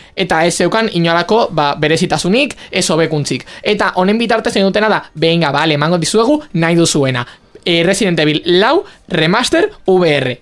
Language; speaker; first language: Basque; native; Basque